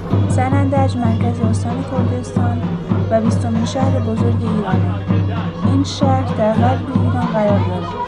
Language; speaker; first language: Persian; non-native, local second language; Kurdish